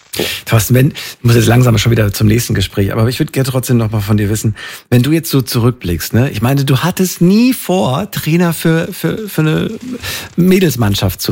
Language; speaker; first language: German; native; German